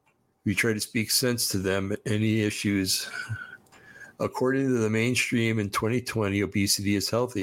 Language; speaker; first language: English; native; English